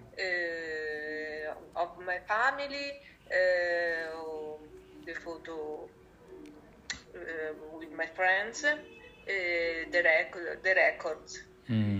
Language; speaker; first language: English; non-native, learner; Italian